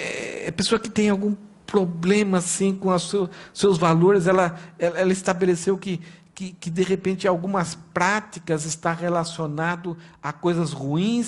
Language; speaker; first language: Portuguese; native; Portuguese